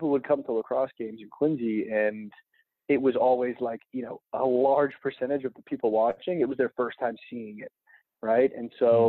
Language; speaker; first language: English; native; English